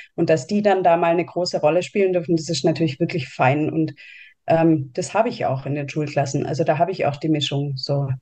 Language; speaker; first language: German; native; German